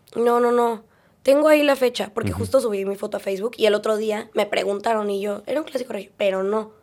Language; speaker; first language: Spanish; native; Spanish